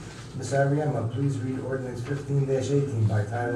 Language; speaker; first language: English; native; English